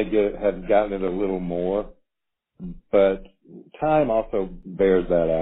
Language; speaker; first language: English; native; English